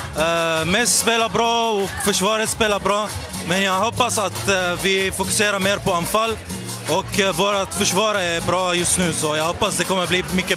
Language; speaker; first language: Swedish; non-native, learner; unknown